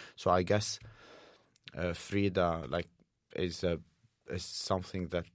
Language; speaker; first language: English; non-native, fluent; Arabic